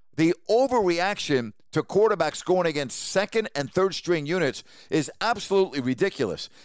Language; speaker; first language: English; native; English